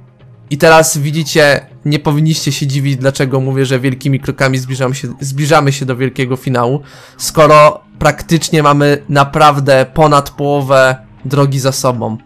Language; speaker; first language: Polish; native; Polish